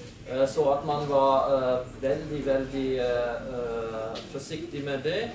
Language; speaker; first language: Norwegian; non-native, fluent; German